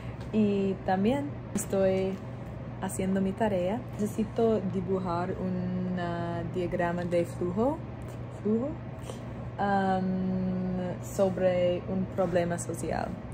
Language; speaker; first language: Spanish; non-native, learner; English